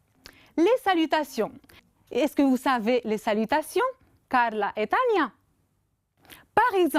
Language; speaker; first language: French; non-native, fluent; Romanian